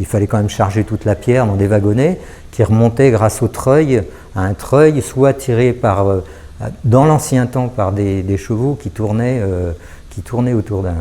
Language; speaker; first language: French; native; French